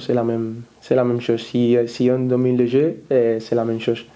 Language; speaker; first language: French; non-native, learner; Spanish